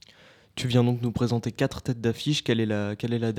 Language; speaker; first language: French; native; French